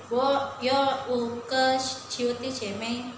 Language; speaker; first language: Chinese; non-native, learner; Indonesian